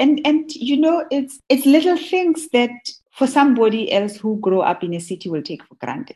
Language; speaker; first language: English; non-native, local second language; Tswana